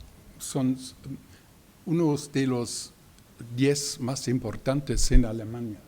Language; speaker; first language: Spanish; non-native, learner; German